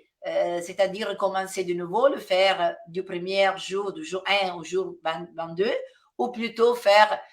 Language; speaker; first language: French; non-native, fluent; Italian